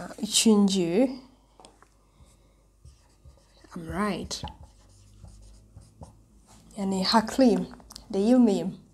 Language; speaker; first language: Turkish; non-native, learner; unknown